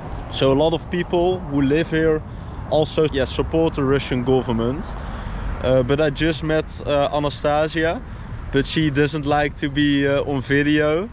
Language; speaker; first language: English; non-native, fluent; Dutch